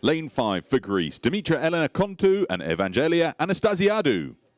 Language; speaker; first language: English; native; English